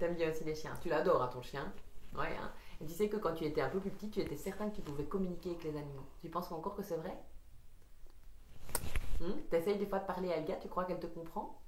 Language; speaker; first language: French; native; French